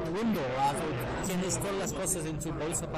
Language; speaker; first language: Spanish; non-native, learner; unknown